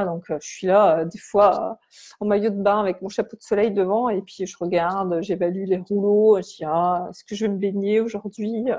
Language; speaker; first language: French; native; French